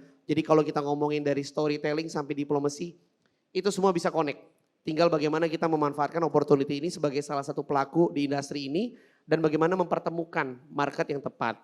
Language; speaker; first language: Indonesian; native; Indonesian